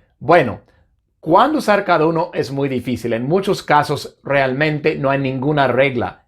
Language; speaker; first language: Spanish; non-native, fluent; English